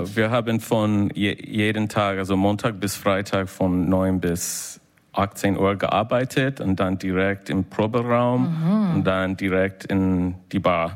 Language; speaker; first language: German; non-native, learner; English